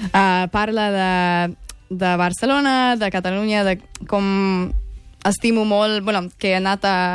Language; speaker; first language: Catalan; non-native, fluent; English